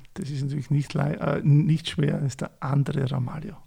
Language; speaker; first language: German; native; German